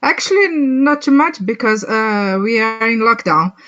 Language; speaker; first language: English; non-native, learner; Portuguese